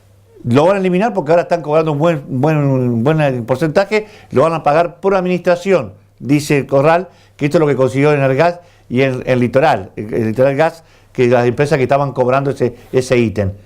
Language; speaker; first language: Spanish; native; Spanish